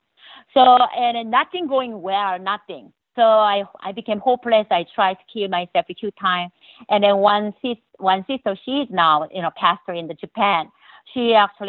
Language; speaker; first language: English; non-native, learner; Korean